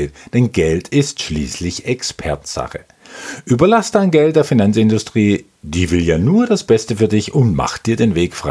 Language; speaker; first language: German; native; German